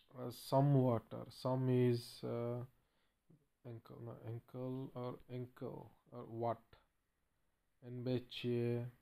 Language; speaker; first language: English; non-native, learner; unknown